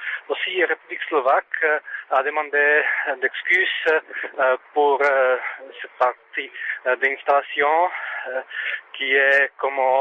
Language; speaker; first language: French; non-native, learner; Czech